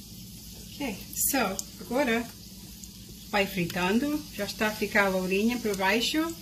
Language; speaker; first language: Portuguese; early bilingual, heritage; Portuguese